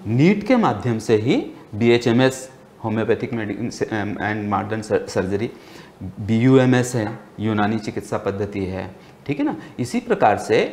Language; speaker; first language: Hindi; native; Hindi